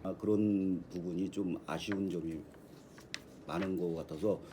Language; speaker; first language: Korean; native; Korean